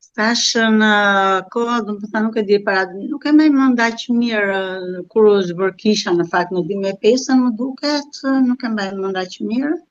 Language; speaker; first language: Albanian; native; Albanian